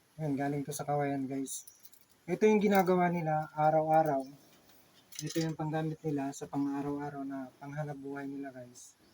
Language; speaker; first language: Filipino; native; Filipino